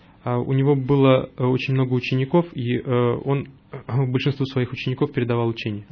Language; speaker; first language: Russian; native; Russian